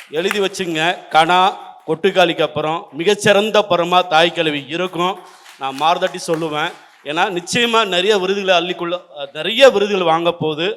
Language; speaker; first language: Tamil; native; Tamil